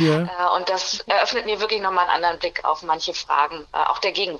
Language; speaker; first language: German; native; German